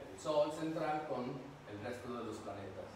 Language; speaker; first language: Spanish; native; Spanish